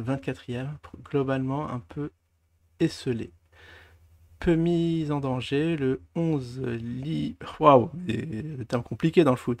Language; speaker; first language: French; native; French